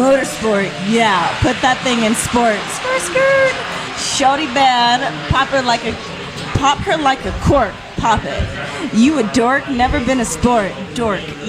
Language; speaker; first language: English; native; English